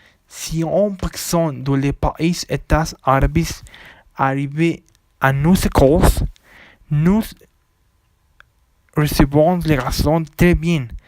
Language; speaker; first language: French; non-native, learner; Spanish